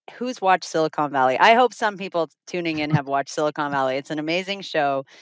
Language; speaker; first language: English; non-native, fluent; Finnish